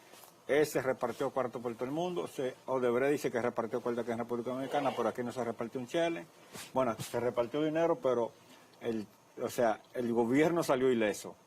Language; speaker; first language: Spanish; native; Spanish